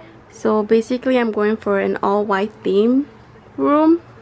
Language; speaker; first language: English; early bilingual, other home language; Spanish